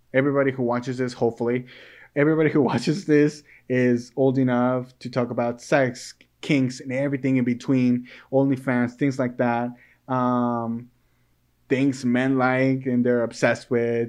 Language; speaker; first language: English; early bilingual, other home language; Spanish